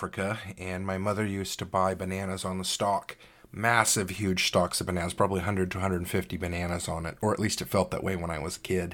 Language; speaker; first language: English; native; English